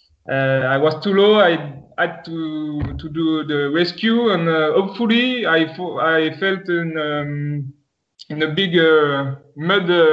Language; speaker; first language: English; non-native, fluent; French